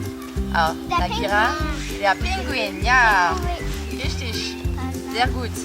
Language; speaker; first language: German; non-native, learner; French